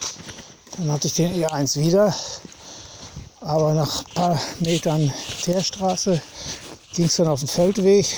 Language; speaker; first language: German; native; German